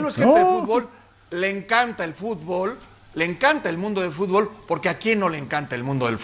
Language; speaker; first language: Spanish; native; Spanish